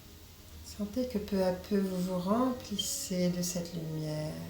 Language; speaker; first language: French; native; French